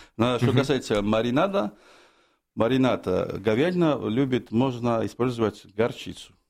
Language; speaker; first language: Russian; non-native, fluent; Georgian